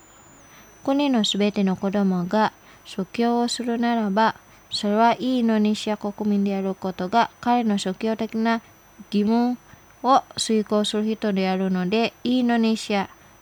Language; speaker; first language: Japanese; non-native, fluent; Indonesian